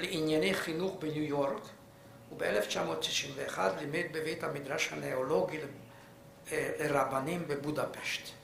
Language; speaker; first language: Hebrew; non-native, fluent; Hungarian